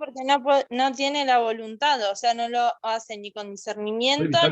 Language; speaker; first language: Spanish; native; Spanish